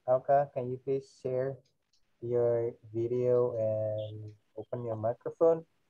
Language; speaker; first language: English; non-native, fluent; Indonesian